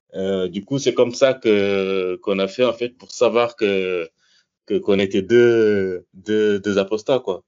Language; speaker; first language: French; non-native, local second language; Wolof